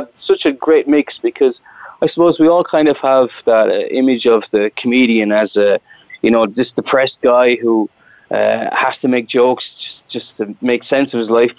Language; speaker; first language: English; native; English